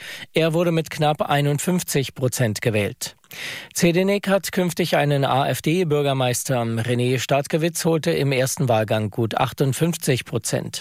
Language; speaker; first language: German; native; German